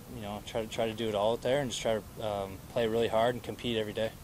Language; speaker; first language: English; native; English